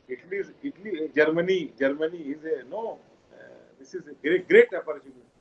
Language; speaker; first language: English; non-native, local second language; Hindi